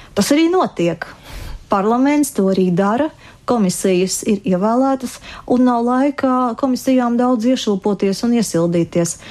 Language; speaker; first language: Latvian; native; Latvian